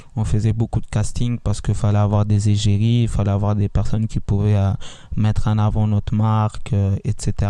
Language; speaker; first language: French; early bilingual, other home language; Italian